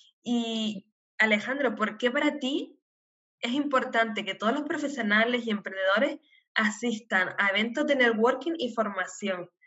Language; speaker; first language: Spanish; native; Spanish